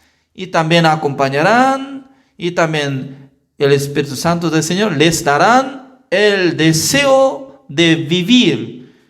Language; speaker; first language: Spanish; non-native, learner; Korean